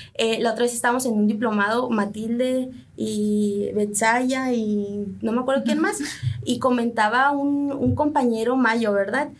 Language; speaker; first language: Spanish; native; Spanish